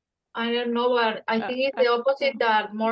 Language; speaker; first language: English; non-native, fluent; Spanish